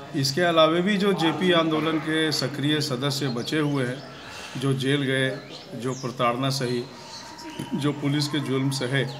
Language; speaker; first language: Hindi; native; Hindi